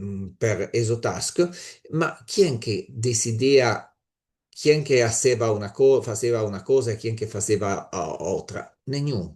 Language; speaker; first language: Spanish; non-native, learner; Italian